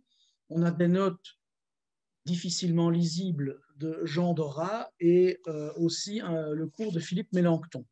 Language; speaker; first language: French; native; French